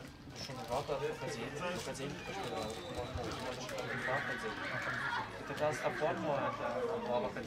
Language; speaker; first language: Russian; native; Russian